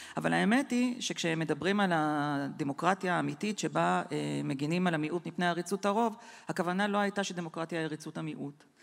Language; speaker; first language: Hebrew; native; Hebrew